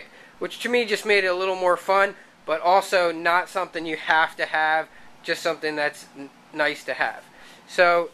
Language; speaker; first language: English; native; English